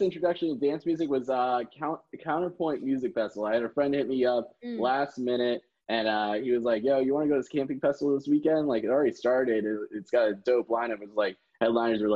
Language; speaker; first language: English; native; English